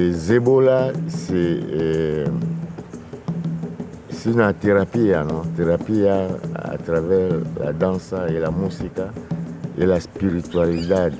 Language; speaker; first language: Spanish; non-native, fluent; Lingala